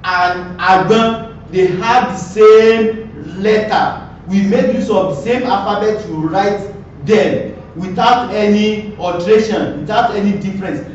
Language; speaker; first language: English; non-native, local second language; Yoruba